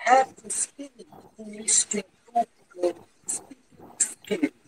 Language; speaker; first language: English; non-native, learner; Bangla